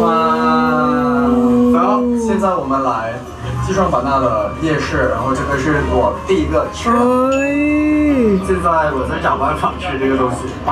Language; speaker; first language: Chinese; non-native, fluent; Thai